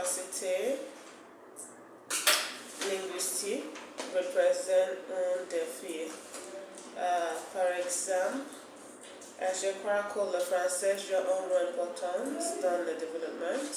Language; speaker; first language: French; non-native, fluent; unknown